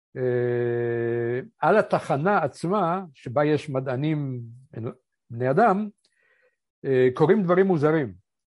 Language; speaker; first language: Hebrew; early bilingual, other home language; Polish